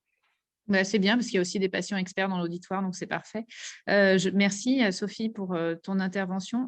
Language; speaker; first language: French; native; French